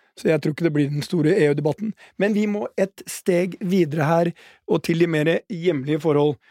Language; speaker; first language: Norwegian; native; Norwegian